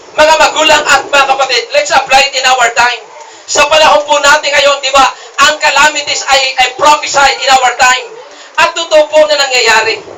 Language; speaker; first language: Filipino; non-native, local second language; Cebuano